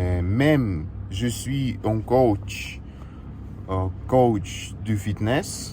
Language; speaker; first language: French; non-native, learner; Russian